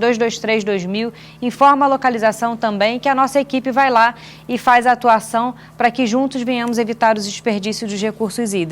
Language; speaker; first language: Portuguese; native; Portuguese